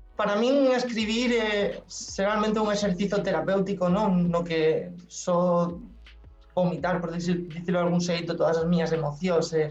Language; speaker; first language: Galician; non-native, local second language; Spanish